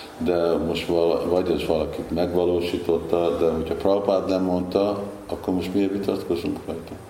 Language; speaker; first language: Hungarian; early bilingual, heritage; Hungarian